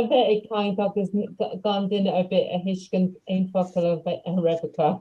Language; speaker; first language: Irish; non-native, local second language; English